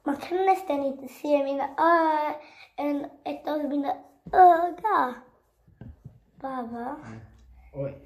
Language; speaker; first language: Swedish; early bilingual, other home language; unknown